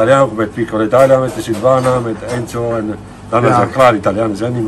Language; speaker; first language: Dutch; non-native, learner; Italian